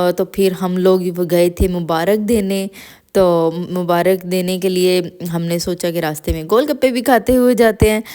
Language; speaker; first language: Urdu; native; Urdu